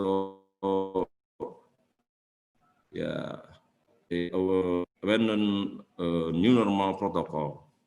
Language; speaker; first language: English; non-native, fluent; Indonesian